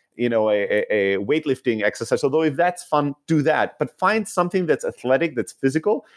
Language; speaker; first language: English; non-native, fluent; Greek